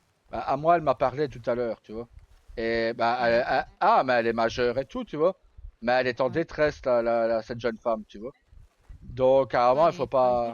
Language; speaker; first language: French; native; French